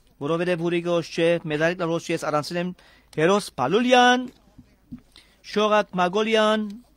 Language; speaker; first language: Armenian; early bilingual, heritage; Armenian